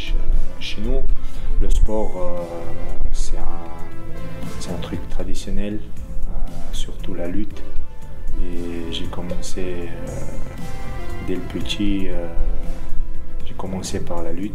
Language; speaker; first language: French; non-native, learner; Chechen